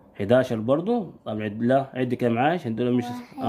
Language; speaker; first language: Arabic; native; Arabic